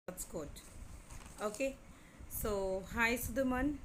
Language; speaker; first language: English; non-native, local second language; Hindi